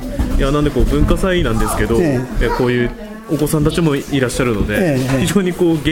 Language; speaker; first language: Japanese; native; Japanese